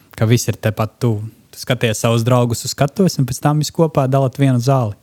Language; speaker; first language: Latvian; non-native, local second language; Russian